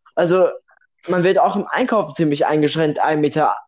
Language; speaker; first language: German; non-native, fluent; Russian